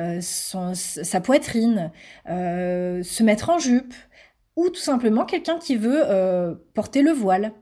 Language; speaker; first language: French; native; French